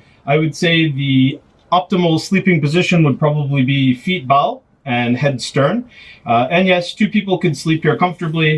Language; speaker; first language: English; native; English